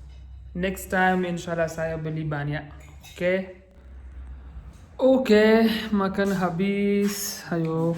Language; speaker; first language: Indonesian; non-native, learner; Pashto